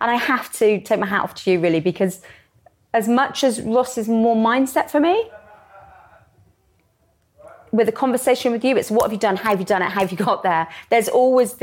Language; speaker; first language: English; native; English